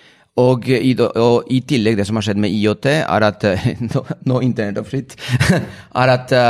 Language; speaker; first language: Norwegian; non-native, fluent; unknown